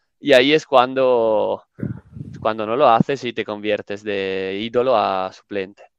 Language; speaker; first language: Spanish; non-native, fluent; Italian